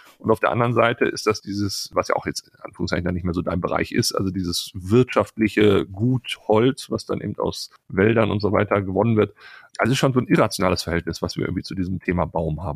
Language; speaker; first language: German; native; German